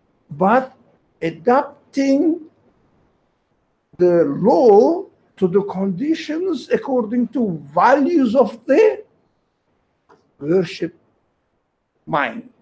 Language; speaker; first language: English; non-native, fluent; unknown